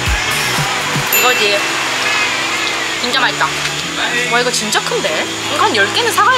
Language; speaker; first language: Korean; native; Korean